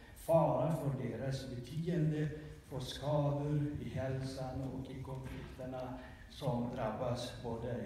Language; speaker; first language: Swedish; non-native, fluent; Kurdish